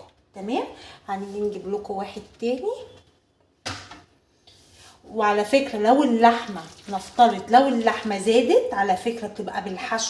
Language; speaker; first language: Arabic; native; Arabic